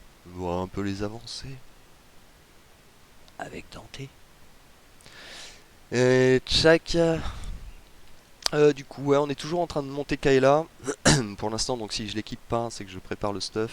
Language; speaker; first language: French; native; French